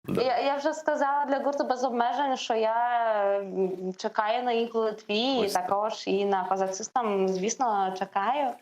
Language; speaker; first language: Ukrainian; non-native, learner; Lithuanian